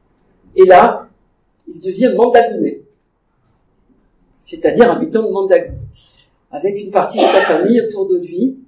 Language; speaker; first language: French; native; French